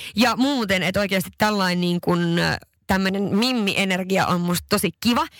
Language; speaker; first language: Finnish; early bilingual, heritage; Finnish